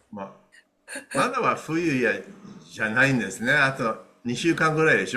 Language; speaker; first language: Japanese; non-native, fluent; English